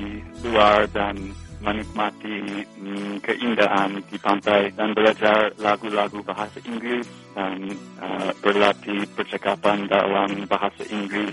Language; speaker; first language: Indonesian; non-native, fluent; English